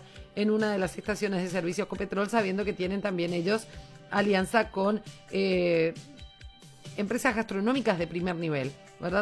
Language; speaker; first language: Spanish; native; Spanish